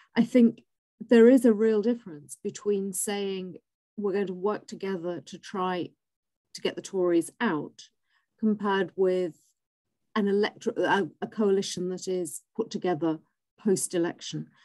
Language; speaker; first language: English; native; English